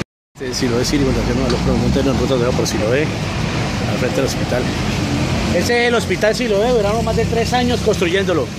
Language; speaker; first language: Spanish; native; Spanish